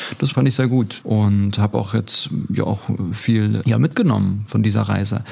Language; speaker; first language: German; early bilingual, other home language; Turkish